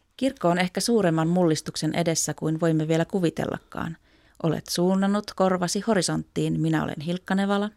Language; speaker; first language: Finnish; native; Finnish